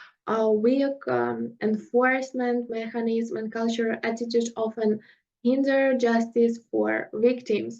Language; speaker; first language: English; non-native, fluent; Russian